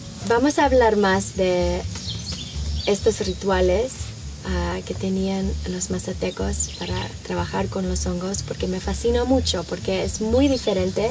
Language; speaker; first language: Spanish; early bilingual, heritage; Spanish